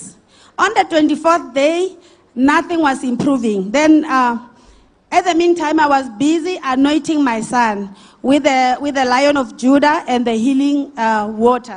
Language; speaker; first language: English; non-native, local second language; Northern Sotho